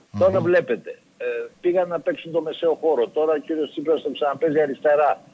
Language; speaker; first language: Greek; native; Greek